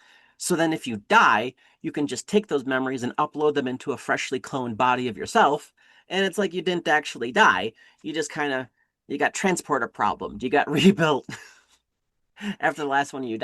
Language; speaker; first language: English; native; English